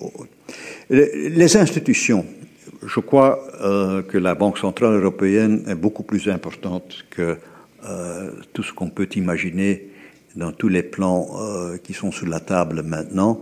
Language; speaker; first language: French; native; French